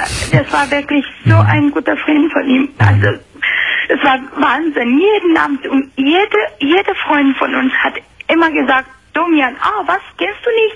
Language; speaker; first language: German; non-native, fluent; Romanian